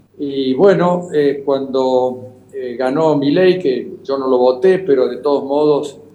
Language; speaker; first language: Spanish; native; Spanish